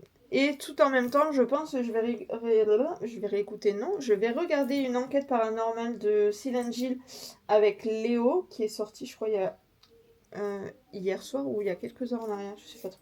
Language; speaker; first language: French; native; French